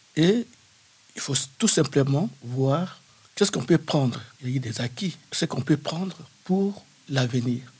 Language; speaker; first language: French; non-native, local second language; Kongo